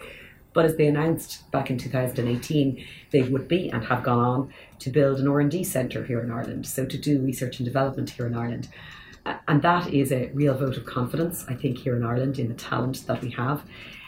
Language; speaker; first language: English; native; English